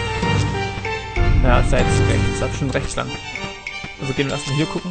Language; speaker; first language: German; native; German